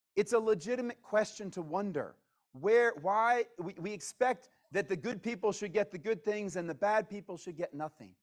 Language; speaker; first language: English; native; English